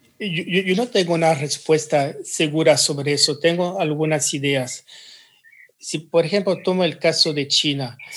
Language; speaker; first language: Spanish; early bilingual, heritage; Spanish